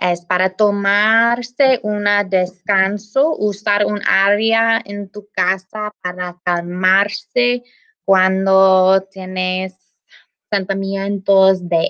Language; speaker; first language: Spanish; non-native, learner; English